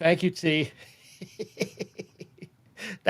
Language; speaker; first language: English; native; English